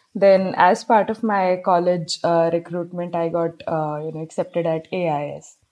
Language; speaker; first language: English; non-native, local second language; Hindi